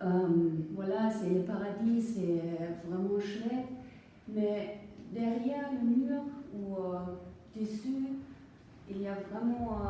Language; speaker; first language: French; non-native, fluent; German